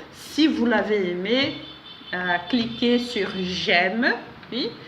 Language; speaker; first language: French; non-native, fluent; Portuguese